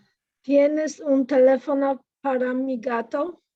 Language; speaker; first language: Spanish; non-native, learner; English